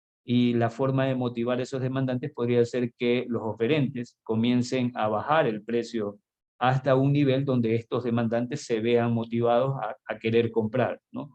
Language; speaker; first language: Spanish; native; Spanish